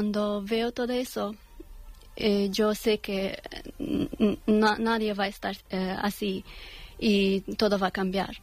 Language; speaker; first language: Spanish; non-native, learner; Persian